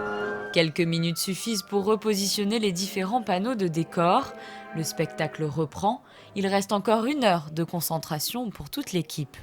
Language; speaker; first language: French; native; French